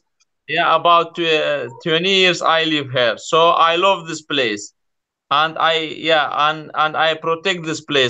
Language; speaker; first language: English; non-native, learner; Kurdish